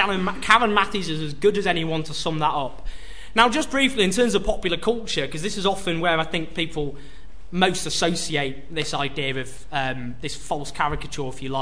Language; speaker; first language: English; native; English